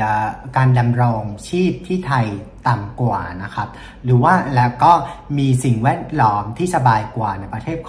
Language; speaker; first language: Thai; non-native, fluent; Vietnamese